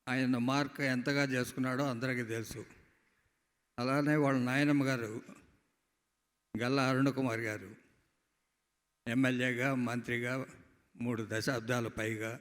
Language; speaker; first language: Telugu; native; Telugu